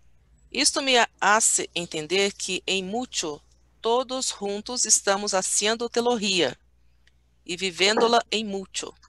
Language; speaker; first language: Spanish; non-native, learner; Portuguese